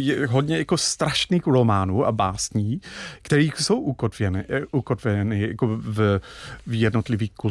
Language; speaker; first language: Czech; non-native, fluent; English